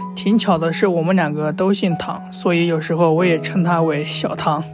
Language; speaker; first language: Chinese; native; Chinese